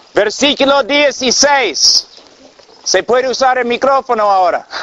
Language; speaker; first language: Spanish; non-native, fluent; English